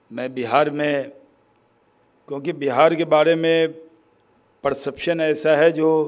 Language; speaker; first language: Hindi; native; Hindi